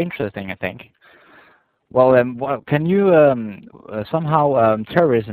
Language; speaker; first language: English; non-native, fluent; Danish